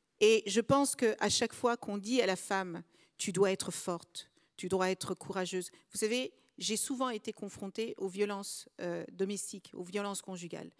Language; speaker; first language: French; early bilingual, other home language; Kabuverdianu